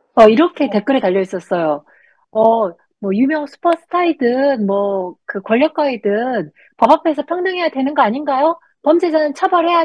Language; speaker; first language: Korean; native; Korean